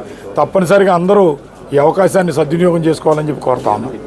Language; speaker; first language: Telugu; native; Telugu